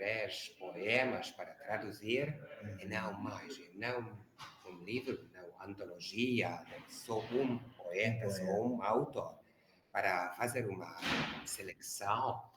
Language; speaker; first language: Portuguese; non-native, learner; Hungarian